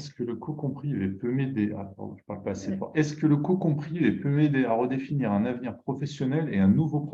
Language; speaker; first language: French; native; French